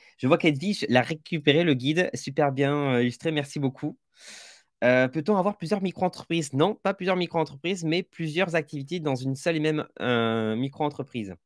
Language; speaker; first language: French; native; French